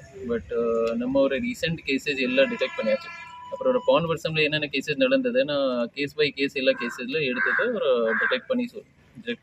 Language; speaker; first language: Tamil; non-native, fluent; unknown